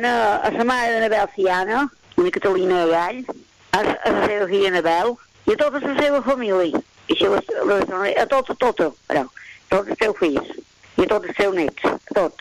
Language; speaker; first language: Catalan; native; Catalan